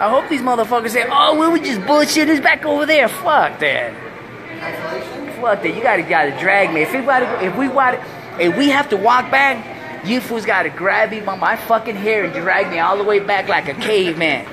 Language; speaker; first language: English; early bilingual, other home language; Spanish